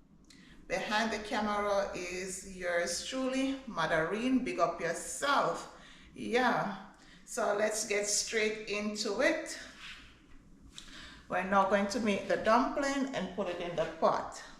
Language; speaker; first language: English; non-native, local second language; Jamaican Creole English